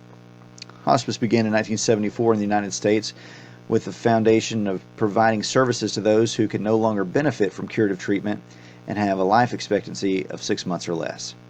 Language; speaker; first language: English; native; English